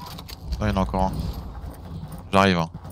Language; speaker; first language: French; native; French